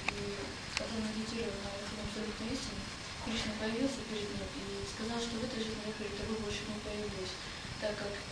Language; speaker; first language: Russian; native; Russian